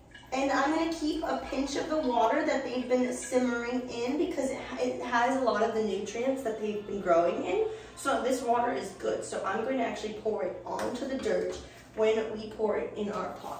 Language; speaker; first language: English; native; English